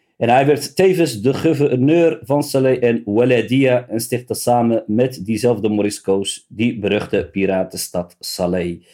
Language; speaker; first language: Dutch; early bilingual, other home language; Riffian